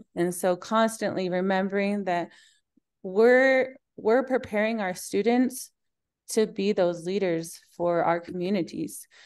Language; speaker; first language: English; native; English